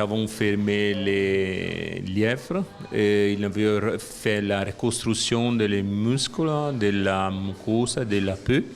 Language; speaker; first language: French; non-native, fluent; Italian